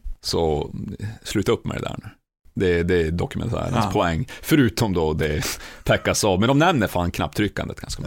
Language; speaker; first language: Swedish; native; Swedish